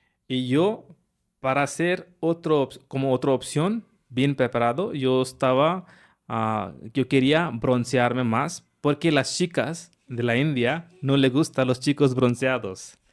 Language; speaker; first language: Spanish; non-native, learner; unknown